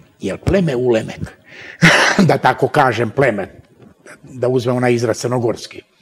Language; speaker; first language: Serbian; native; Serbian